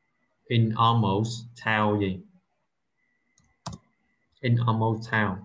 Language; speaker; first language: English; non-native, learner; Vietnamese